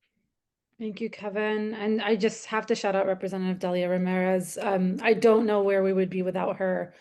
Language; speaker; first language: English; native; English